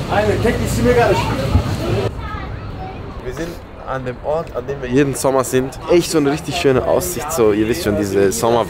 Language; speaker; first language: German; early bilingual, other home language; Persian